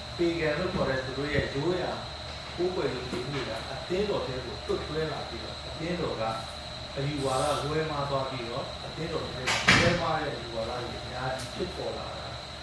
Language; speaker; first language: Burmese; non-native, local second language; Hakha Chin